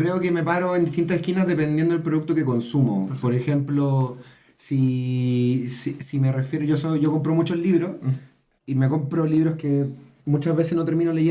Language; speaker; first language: Spanish; native; Spanish